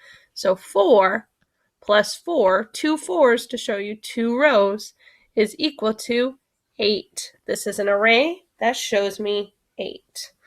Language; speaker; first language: English; native; English